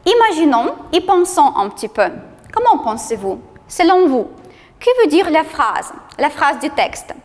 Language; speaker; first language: French; non-native, fluent; Ukrainian